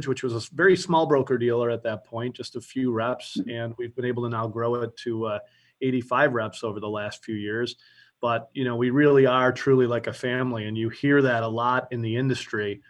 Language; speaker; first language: English; native; English